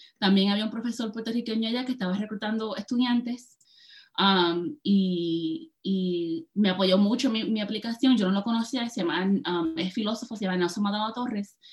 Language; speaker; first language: Spanish; early bilingual, heritage; Spanish